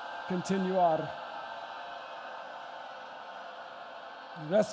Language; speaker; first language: Spanish; non-native, learner; English